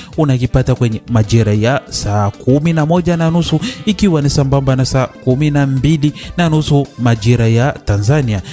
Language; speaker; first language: Swahili; non-native, local second language; Rundi